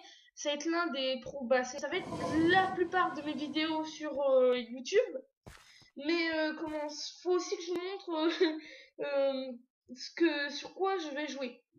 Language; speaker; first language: French; native; French